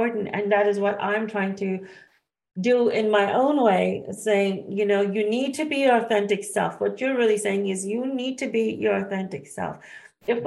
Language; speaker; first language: English; native; English